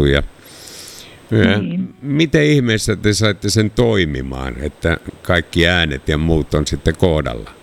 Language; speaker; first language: Finnish; native; Finnish